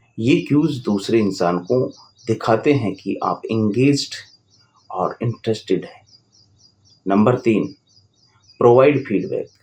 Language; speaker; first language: Hindi; native; Hindi